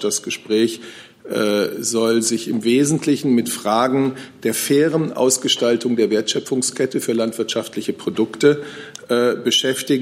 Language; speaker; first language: German; native; German